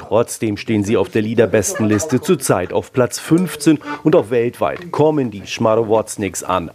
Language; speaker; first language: German; native; German